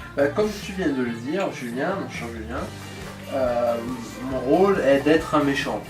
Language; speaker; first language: French; native; French